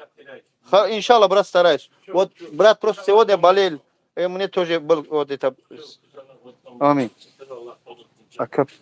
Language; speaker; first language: Russian; non-native, fluent; Tajik